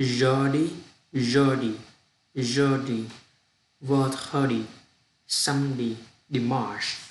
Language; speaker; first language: French; non-native, learner; Vietnamese